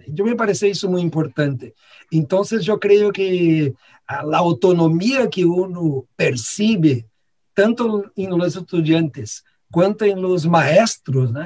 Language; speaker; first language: Spanish; non-native, fluent; Portuguese